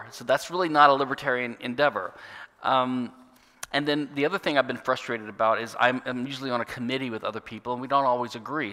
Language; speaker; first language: English; native; English